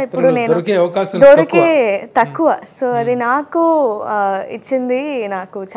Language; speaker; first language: Telugu; non-native, learner; Tamil